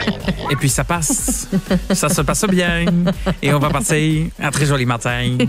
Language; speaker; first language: French; native; French